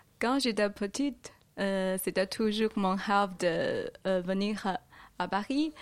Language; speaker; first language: French; non-native, learner; Chinese